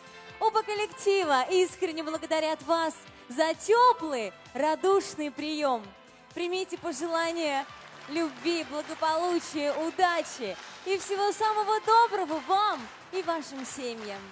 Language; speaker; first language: Russian; native; Russian